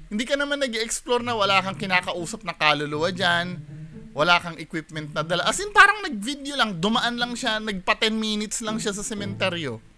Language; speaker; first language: Filipino; native; Filipino